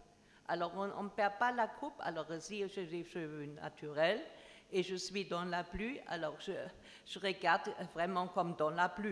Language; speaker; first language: French; non-native, learner; German